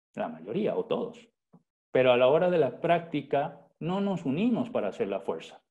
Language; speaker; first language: Spanish; native; Spanish